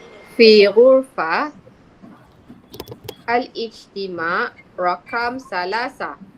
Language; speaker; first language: Arabic; non-native, learner; Malay